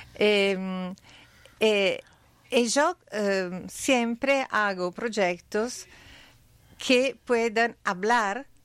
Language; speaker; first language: Spanish; non-native, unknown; Italian